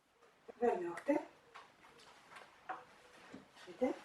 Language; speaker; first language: German; non-native, fluent; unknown